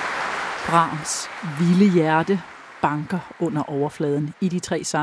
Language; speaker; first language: Danish; native; Danish